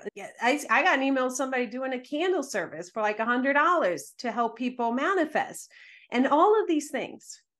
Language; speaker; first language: English; early bilingual, other home language; Spanish